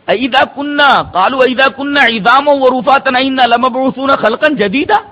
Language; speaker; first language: Urdu; native; Urdu